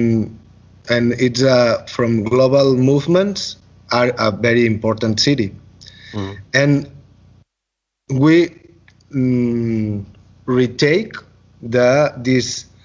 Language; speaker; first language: English; non-native, learner; Catalan